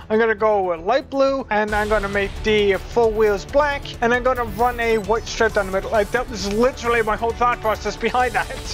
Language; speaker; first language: English; native; English